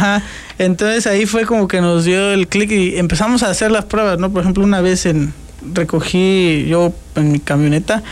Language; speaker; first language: Spanish; native; Spanish